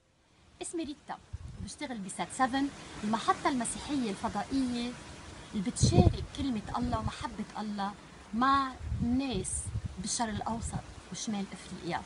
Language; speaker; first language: Arabic; native; Arabic